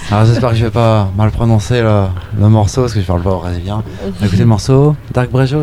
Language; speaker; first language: French; native; French